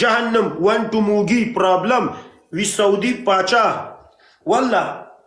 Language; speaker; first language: Arabic; non-native, learner; Pashto